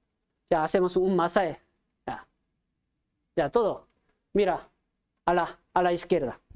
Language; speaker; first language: Spanish; non-native, fluent; Korean